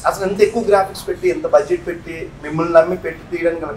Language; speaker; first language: Telugu; native; Telugu